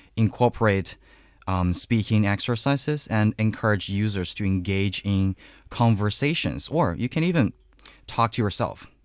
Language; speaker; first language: English; non-native, fluent; Chinese